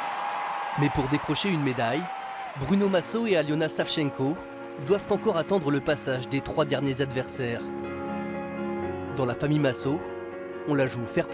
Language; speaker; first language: French; native; French